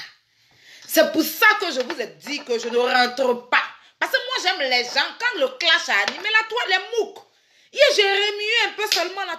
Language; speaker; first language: French; native; French